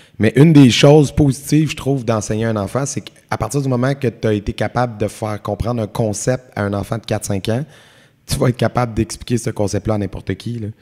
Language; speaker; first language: French; native; French